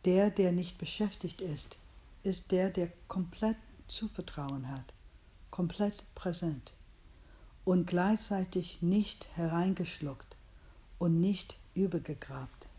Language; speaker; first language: German; non-native, fluent; English